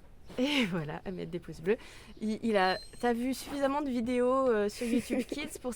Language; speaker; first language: French; native; French